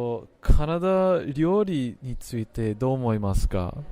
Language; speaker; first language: Japanese; non-native, fluent; English